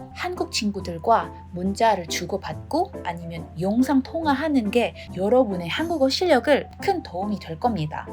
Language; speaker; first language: Korean; non-native, learner; Indonesian